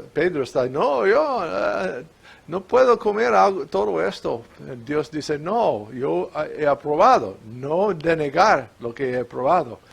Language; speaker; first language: Spanish; non-native, fluent; English